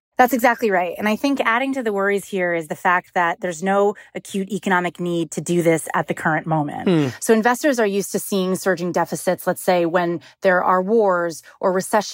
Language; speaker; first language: English; native; English